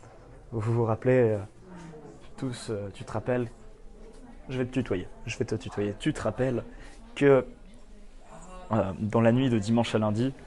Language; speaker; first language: French; native; French